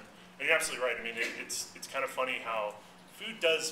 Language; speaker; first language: English; native; English